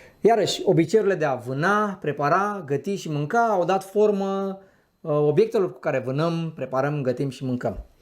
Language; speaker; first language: Romanian; native; Romanian